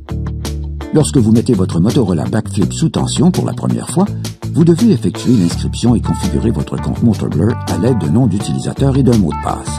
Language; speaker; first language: French; native; French